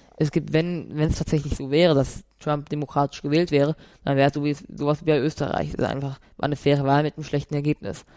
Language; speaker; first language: German; native; German